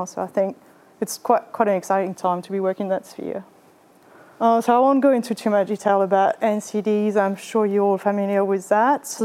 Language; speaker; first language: English; non-native, fluent; French